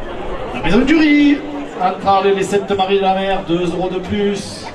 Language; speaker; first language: French; native; French